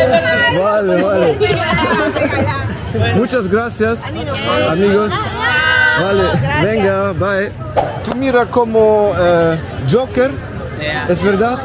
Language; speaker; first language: Spanish; non-native, learner; German